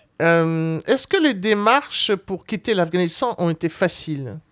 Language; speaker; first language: French; native; French